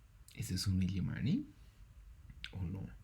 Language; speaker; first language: Spanish; native; Spanish